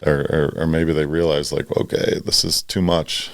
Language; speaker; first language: English; native; English